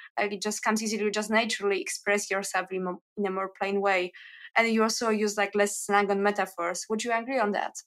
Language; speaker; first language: English; non-native, fluent; Polish